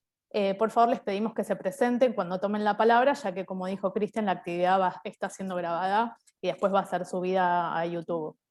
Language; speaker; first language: Spanish; native; Spanish